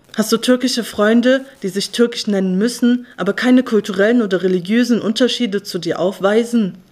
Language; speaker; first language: German; early bilingual, other home language; Turkish